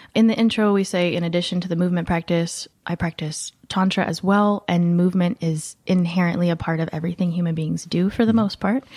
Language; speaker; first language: English; native; English